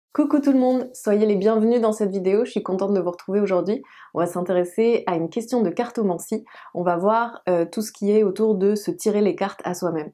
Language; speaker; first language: French; native; French